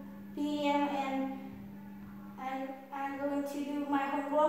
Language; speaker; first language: English; non-native, learner; Vietnamese